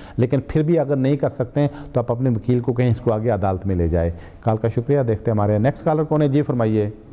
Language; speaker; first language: Hindi; non-native, local second language; Punjabi